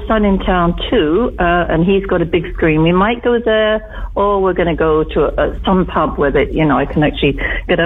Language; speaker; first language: English; native; English